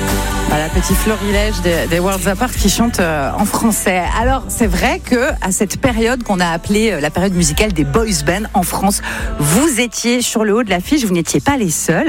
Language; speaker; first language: French; native; French